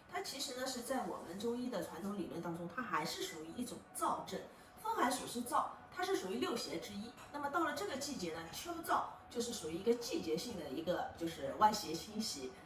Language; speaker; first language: Chinese; native; Chinese